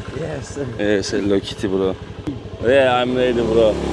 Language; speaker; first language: English; non-native, learner; Turkish